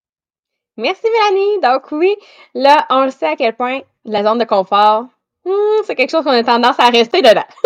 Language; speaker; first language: French; native; French